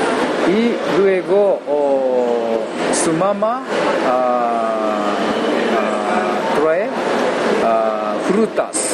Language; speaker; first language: Spanish; non-native, learner; Japanese